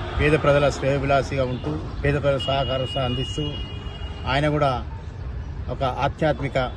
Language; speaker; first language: Telugu; non-native, local second language; Lambadi